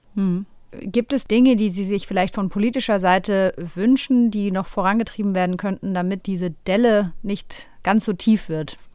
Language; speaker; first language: German; native; German